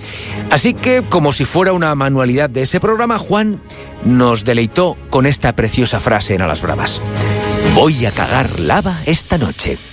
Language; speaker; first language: Spanish; native; Spanish